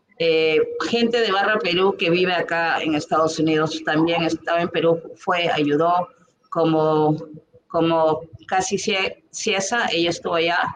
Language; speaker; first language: Spanish; native; Spanish